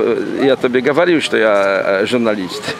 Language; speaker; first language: Russian; non-native, learner; Polish